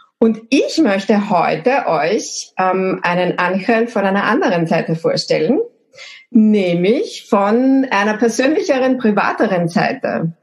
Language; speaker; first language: German; native; German